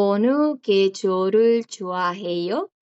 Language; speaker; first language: Korean; non-native, fluent; Spanish